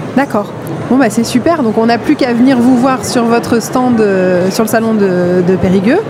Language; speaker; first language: French; native; French